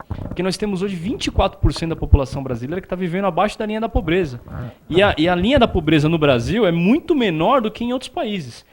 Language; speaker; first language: Portuguese; native; Portuguese